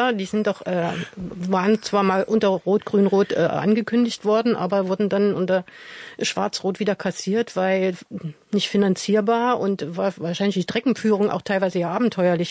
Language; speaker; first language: German; native; German